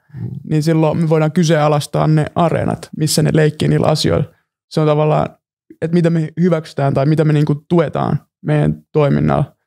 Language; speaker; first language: Finnish; early bilingual, other home language; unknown